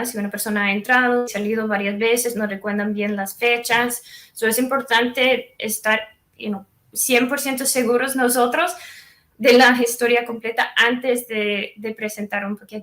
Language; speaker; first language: Spanish; non-native, fluent; English